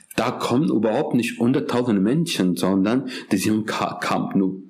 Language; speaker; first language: German; non-native, fluent; Urdu